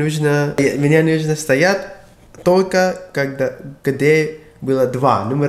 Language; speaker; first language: Russian; non-native, learner; English